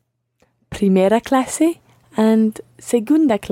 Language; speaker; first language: Spanish; non-native, learner; English